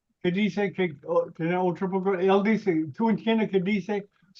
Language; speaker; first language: Spanish; non-native, learner; English